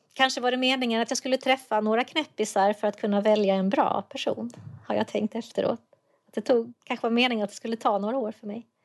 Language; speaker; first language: Swedish; native; Swedish